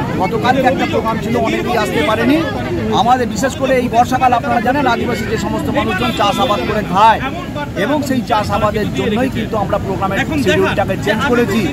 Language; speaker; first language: Bangla; non-native, local second language; Santali